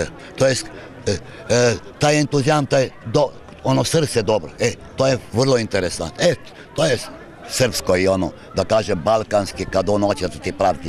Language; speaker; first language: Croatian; early bilingual, heritage; Serbian